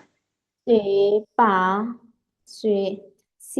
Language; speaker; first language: Chinese; non-native, learner; Lao